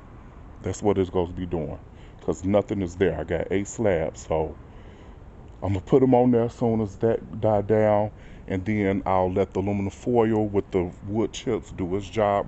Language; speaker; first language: English; native; English